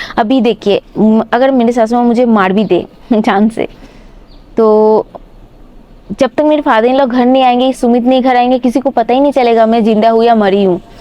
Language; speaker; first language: Hindi; non-native, local second language; Bangla